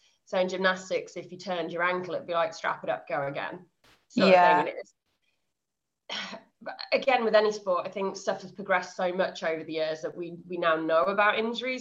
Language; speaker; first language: English; native; English